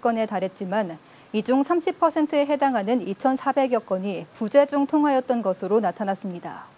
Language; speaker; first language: Korean; native; Korean